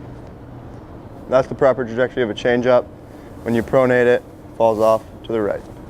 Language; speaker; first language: English; native; English